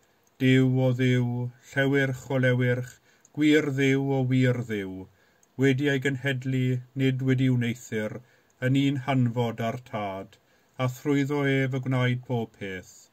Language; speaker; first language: Welsh; native; Welsh